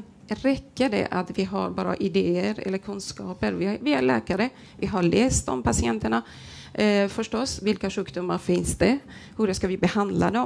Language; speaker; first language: Swedish; non-native, fluent; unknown